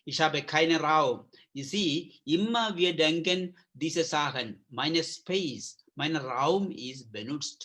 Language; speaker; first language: German; non-native, learner; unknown